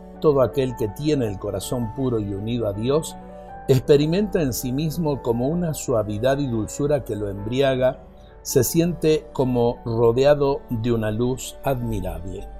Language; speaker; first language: Spanish; native; Spanish